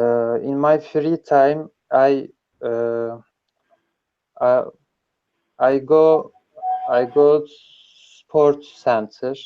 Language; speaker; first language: English; non-native, learner; Turkish